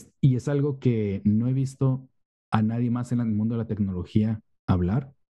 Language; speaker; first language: Spanish; native; Spanish